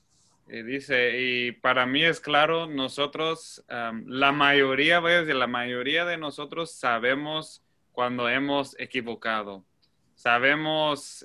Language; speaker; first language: Spanish; non-native, fluent; English